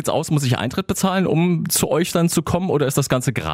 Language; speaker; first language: German; native; German